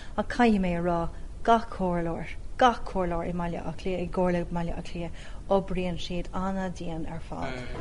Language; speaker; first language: Irish; non-native, local second language; English